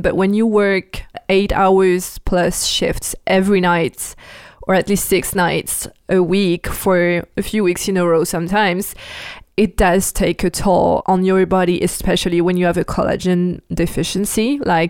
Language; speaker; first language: English; non-native, fluent; French